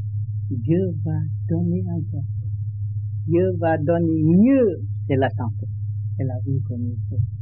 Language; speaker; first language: French; non-native, learner; Vietnamese